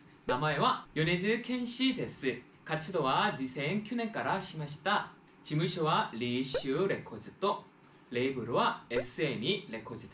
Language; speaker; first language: Japanese; non-native, fluent; Korean